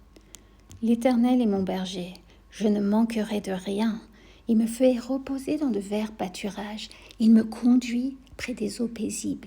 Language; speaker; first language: French; native; French